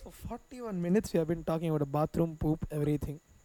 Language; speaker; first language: English; non-native, local second language; Tamil